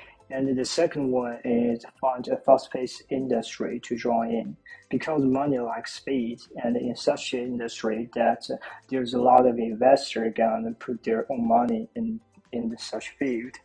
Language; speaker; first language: English; non-native, learner; Chinese